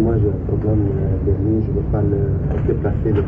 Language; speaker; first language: French; non-native, learner; Arabic